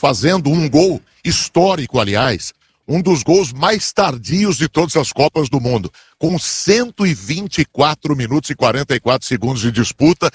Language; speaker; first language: Portuguese; native; Portuguese